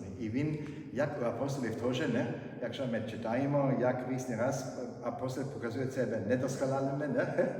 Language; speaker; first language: Ukrainian; non-native, fluent; German